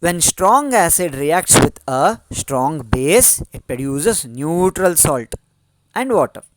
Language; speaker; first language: English; non-native, local second language; Kannada